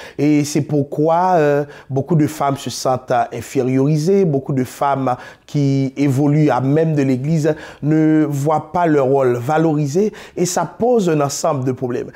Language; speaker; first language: French; non-native, local second language; Haitian Creole